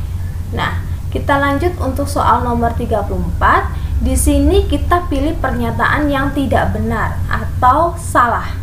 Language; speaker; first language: Indonesian; native; Indonesian